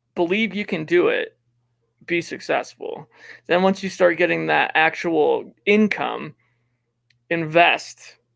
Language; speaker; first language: English; native; English